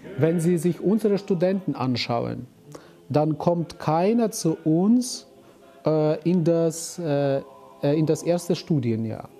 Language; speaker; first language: German; non-native, fluent; Ukrainian